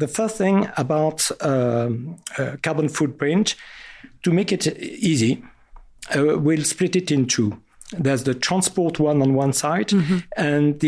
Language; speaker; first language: English; non-native, fluent; French